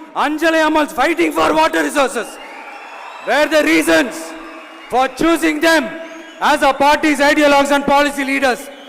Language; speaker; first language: English; non-native, local second language; Tamil